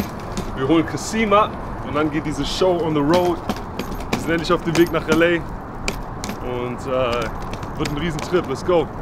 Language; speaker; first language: German; native; German